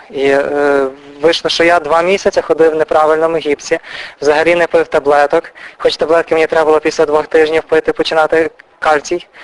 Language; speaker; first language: Ukrainian; native; Ukrainian